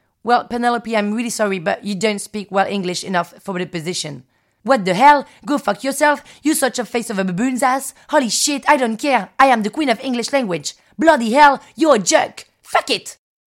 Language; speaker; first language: English; early bilingual, other home language; French